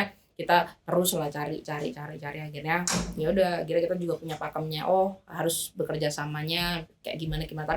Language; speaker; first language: Indonesian; native; Indonesian